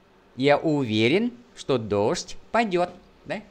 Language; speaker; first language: Russian; non-native, fluent; Vietnamese